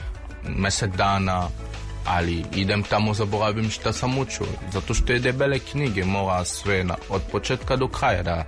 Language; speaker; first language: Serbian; non-native, fluent; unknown